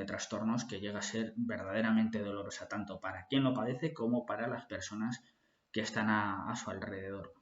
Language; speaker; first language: Spanish; native; Spanish